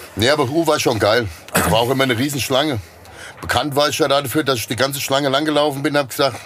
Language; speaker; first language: German; native; German